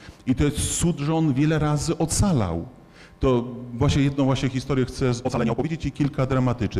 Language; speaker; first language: Polish; native; Polish